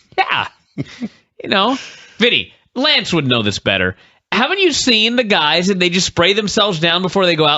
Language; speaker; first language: English; native; English